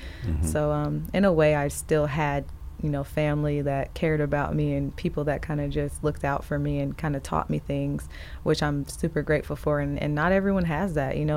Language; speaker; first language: English; native; English